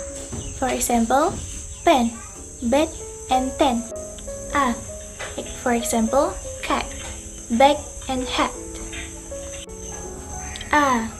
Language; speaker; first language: English; non-native, learner; Indonesian